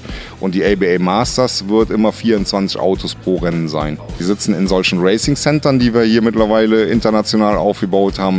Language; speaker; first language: German; native; German